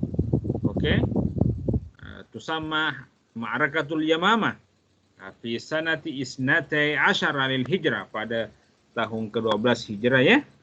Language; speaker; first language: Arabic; non-native, fluent; Malay